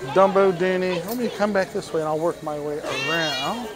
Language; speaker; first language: English; native; English